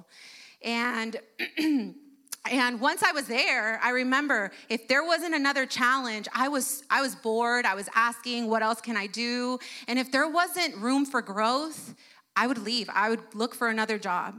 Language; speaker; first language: English; early bilingual, other home language; Spanish